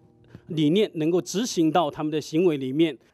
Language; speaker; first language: Chinese; native; Chinese